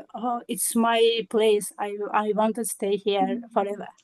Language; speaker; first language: English; non-native, learner; Azerbaijani